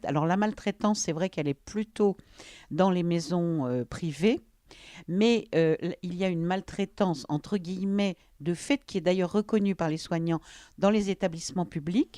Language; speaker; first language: French; native; French